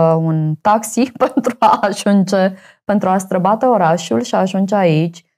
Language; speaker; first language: Romanian; native; Romanian